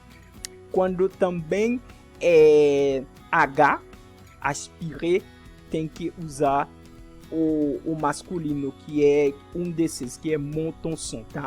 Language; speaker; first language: Portuguese; non-native, fluent; French